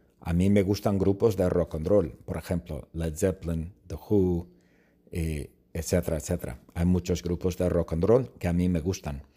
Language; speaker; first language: Spanish; non-native, fluent; English